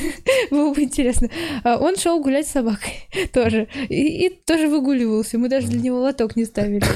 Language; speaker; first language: Russian; native; Russian